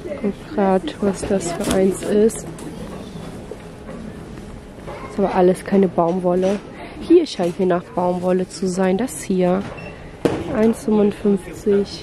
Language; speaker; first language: German; native; German